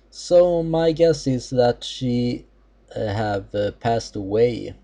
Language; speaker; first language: English; non-native, fluent; Swedish